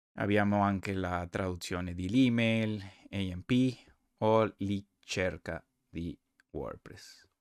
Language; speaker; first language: Italian; non-native, learner; Spanish